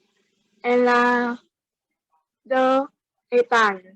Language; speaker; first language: French; non-native, learner; Vietnamese